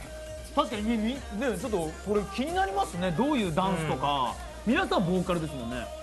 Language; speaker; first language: Japanese; native; Japanese